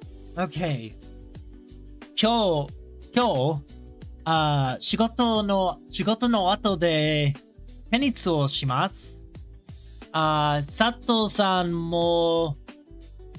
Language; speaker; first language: Japanese; non-native, learner; English